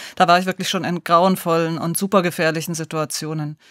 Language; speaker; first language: German; native; German